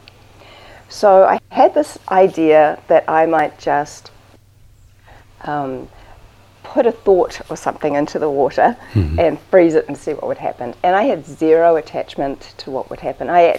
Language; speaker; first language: English; native; English